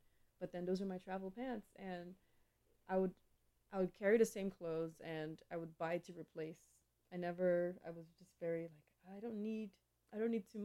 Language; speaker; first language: English; non-native, local second language; Igbo